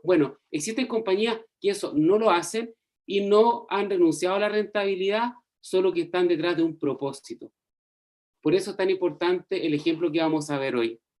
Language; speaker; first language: Spanish; native; Spanish